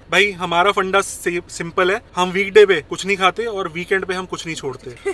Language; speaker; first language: Hindi; native; Hindi